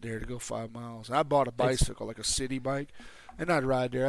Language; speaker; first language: English; native; English